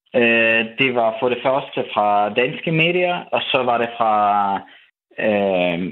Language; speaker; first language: Danish; non-native, fluent; Ukrainian